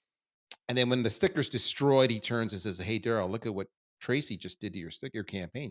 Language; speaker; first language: English; native; English